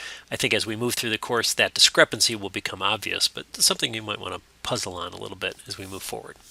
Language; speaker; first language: English; native; English